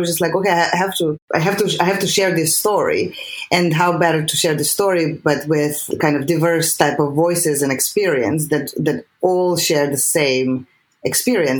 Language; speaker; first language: English; non-native, fluent; Serbian